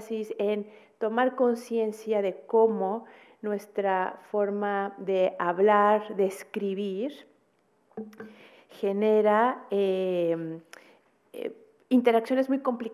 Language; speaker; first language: Spanish; native; Spanish